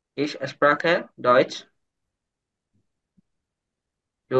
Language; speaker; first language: German; non-native, learner; Bangla